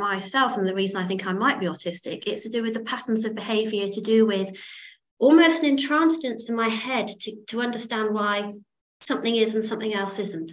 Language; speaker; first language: English; native; English